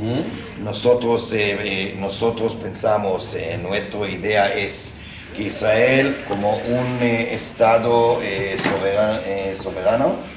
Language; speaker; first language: Spanish; non-native, fluent; Hebrew